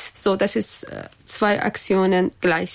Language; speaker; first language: German; non-native, learner; Persian